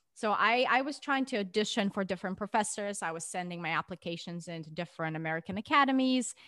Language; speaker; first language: English; non-native, fluent; Russian